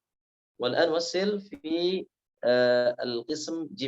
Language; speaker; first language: Arabic; non-native, learner; Indonesian